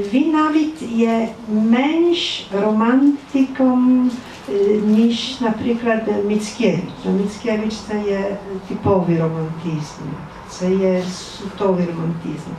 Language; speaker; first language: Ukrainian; non-native, fluent; Italian